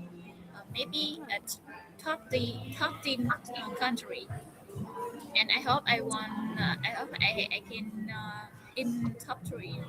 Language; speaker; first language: English; non-native, learner; Vietnamese